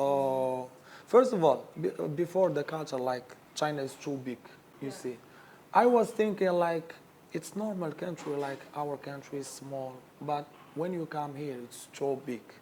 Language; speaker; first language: English; non-native, learner; Arabic